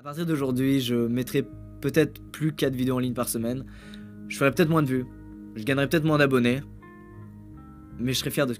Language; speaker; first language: French; native; French